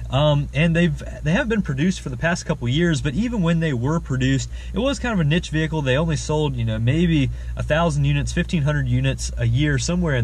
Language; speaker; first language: English; native; English